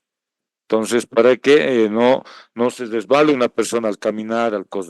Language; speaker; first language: Spanish; native; Spanish